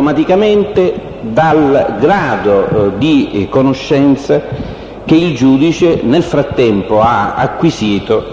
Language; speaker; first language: Italian; native; Italian